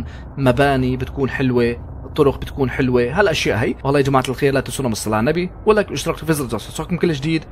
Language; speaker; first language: Arabic; native; Arabic